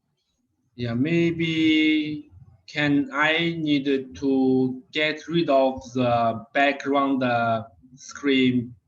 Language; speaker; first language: English; non-native, learner; Chinese